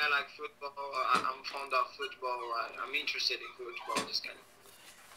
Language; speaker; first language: English; non-native, fluent; Portuguese